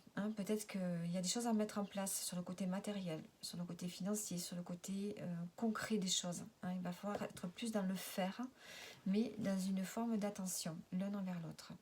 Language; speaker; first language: French; native; French